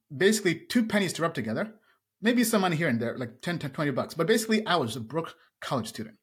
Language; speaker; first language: English; early bilingual, other home language; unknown